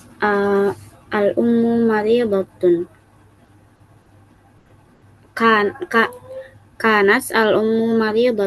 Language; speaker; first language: Arabic; non-native, learner; Indonesian